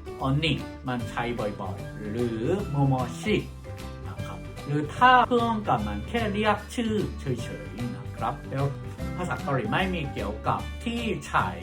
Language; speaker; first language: Thai; non-native, fluent; Korean